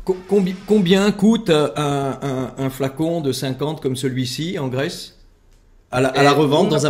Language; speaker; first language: French; native; French